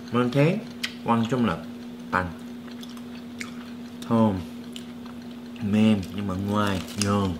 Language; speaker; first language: Vietnamese; non-native, learner; Korean